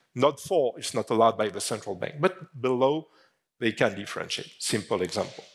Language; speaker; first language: English; non-native, fluent; French